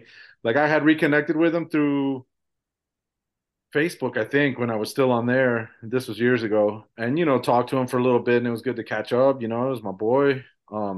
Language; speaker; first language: English; early bilingual, other home language; Spanish